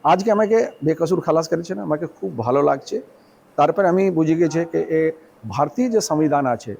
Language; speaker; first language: Bangla; non-native, local second language; Hindi